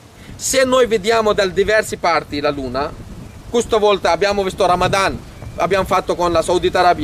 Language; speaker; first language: Italian; non-native, fluent; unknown